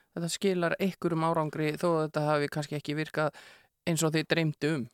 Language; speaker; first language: Icelandic; native; Icelandic